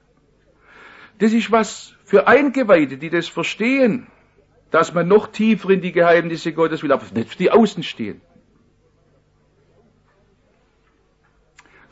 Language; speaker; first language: German; native; German